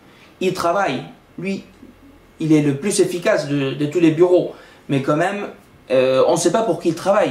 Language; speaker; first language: French; non-native, fluent; Spanish